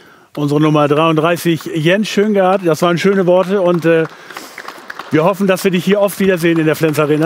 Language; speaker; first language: German; native; German